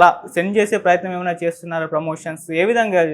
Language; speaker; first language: Telugu; native; Telugu